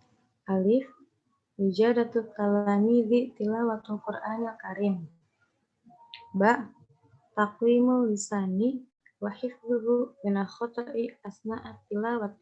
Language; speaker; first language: Arabic; non-native, learner; Indonesian